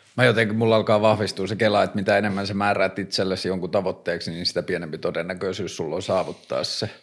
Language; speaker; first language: Finnish; native; Finnish